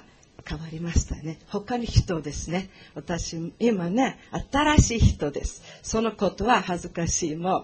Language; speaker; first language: Japanese; non-native, learner; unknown